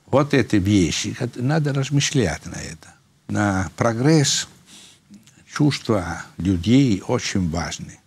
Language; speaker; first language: Russian; non-native, fluent; Italian